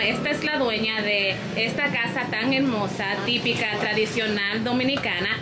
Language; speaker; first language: Spanish; early bilingual, heritage; Spanish